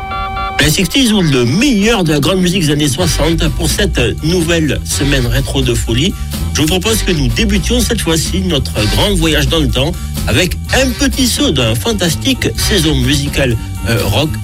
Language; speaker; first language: French; native; French